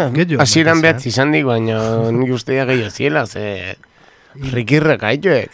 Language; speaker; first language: Basque; native; Basque